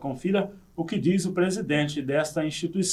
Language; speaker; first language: Portuguese; native; Portuguese